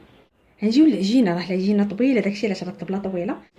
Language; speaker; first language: Arabic; native; Arabic